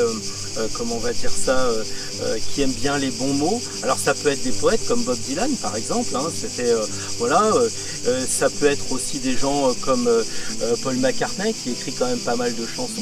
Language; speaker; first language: French; native; French